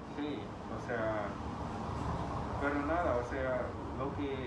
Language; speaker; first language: Spanish; non-native, fluent; English